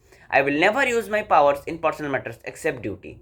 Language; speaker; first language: English; non-native, learner; Odia